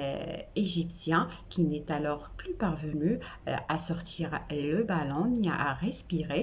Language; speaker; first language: French; non-native, local second language; Arabic